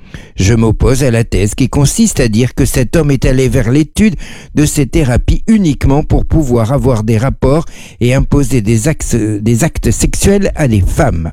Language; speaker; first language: French; native; French